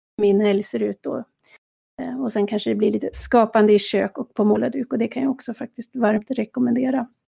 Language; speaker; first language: Swedish; native; Swedish